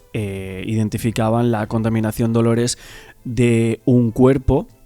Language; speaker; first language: Spanish; native; Spanish